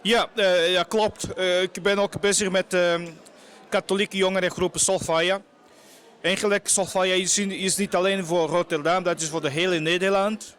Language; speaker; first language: Dutch; non-native, fluent; Portuguese